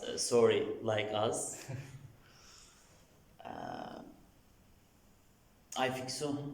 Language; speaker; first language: English; non-native, learner; Turkish